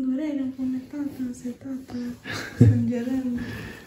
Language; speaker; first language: Romanian; native; Romanian